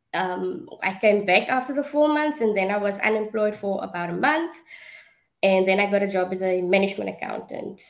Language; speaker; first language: English; non-native, local second language; Afrikaans